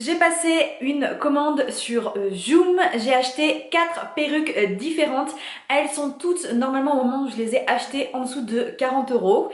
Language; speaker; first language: French; native; French